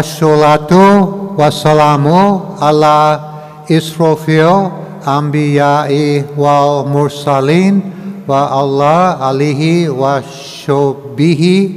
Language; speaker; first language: Indonesian; non-native, learner; English